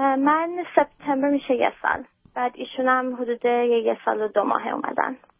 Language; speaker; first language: Persian; early bilingual, heritage; Persian